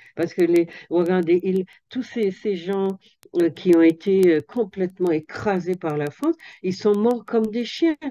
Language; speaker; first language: French; native; French